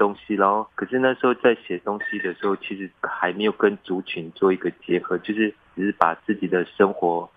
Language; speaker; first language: Chinese; non-native, local second language; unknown